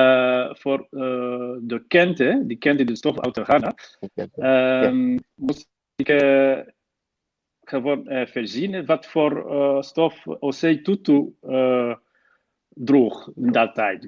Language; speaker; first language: Dutch; non-native, fluent; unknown